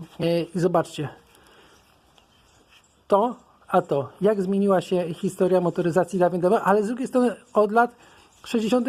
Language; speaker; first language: Polish; native; Polish